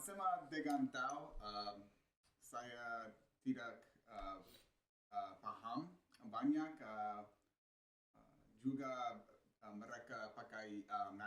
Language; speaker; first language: Indonesian; non-native, learner; English